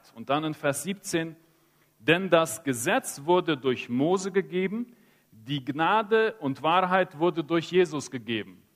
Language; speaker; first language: German; early bilingual, heritage; Spanish